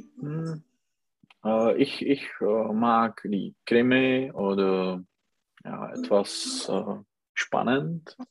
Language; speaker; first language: German; non-native, learner; Czech